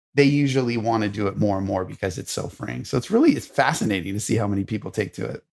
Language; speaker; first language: English; native; English